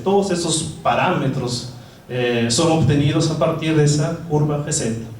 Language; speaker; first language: Spanish; non-native, fluent; Portuguese